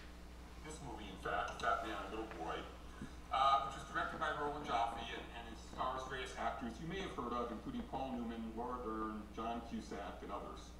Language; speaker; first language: English; native; English